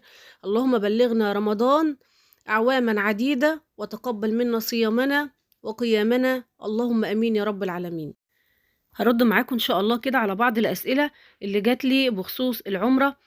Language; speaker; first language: Arabic; native; Arabic